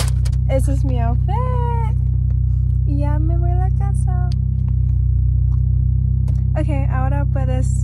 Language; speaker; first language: Spanish; early bilingual, heritage; Spanish